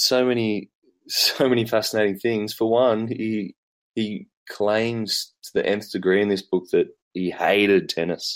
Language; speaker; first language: English; native; English